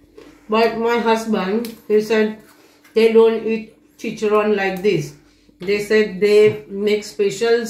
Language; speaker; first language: English; non-native, local second language; Gujarati